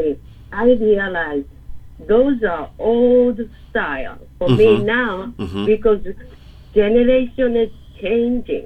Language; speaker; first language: English; non-native, learner; Japanese